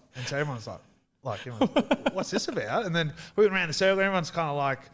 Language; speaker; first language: English; native; English